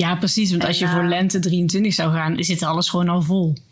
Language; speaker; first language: Dutch; native; Dutch